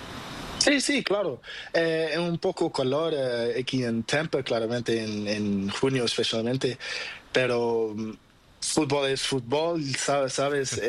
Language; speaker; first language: Spanish; non-native, learner; Portuguese